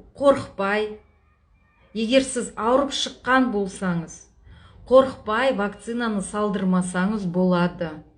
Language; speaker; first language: Kazakh; non-native, local second language; Russian